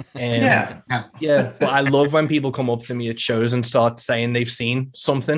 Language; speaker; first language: English; native; English